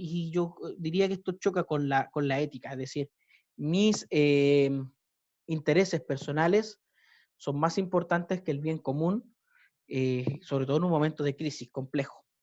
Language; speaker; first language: Spanish; native; Spanish